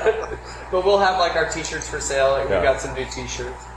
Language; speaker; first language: English; native; English